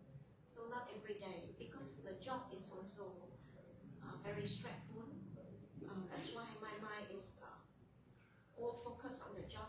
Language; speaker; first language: English; non-native, learner; Vietnamese